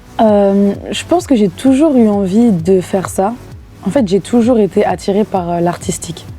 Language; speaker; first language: French; native; French